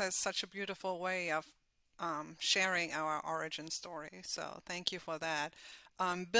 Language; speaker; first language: English; non-native, fluent; German